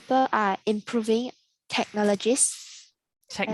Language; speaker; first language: English; non-native, learner; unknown